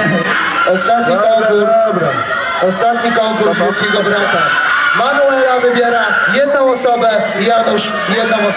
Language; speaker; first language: Polish; native; Polish